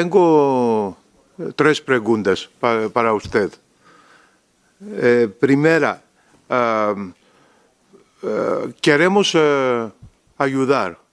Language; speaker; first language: Spanish; non-native, learner; Greek